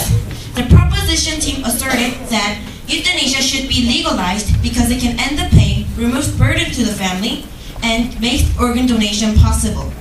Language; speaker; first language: English; non-native, fluent; Korean